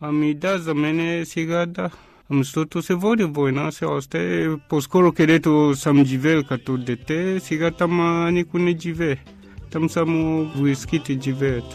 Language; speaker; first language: Bulgarian; non-native, fluent; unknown